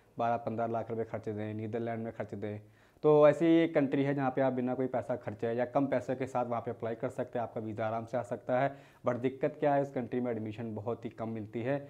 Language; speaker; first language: Hindi; native; Hindi